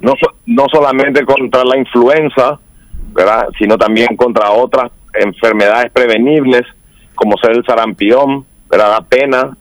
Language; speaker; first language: Spanish; native; Spanish